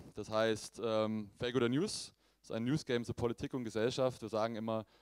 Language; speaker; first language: German; native; German